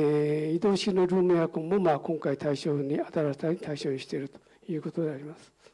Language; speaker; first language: Japanese; native; Japanese